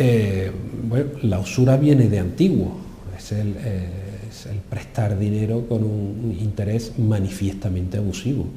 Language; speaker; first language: Spanish; native; Spanish